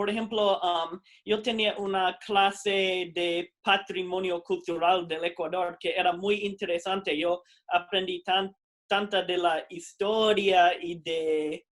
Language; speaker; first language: Spanish; non-native, fluent; English